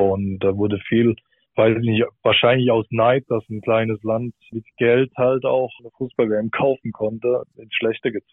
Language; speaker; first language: German; native; German